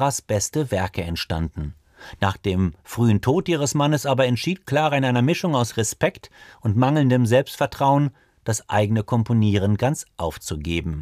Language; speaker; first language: German; native; German